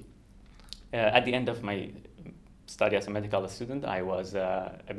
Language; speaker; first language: English; non-native, fluent; Kurdish